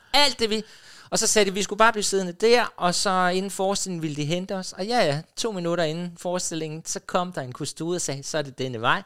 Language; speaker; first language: Danish; native; Danish